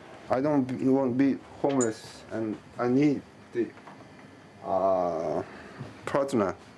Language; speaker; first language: English; non-native, learner; Japanese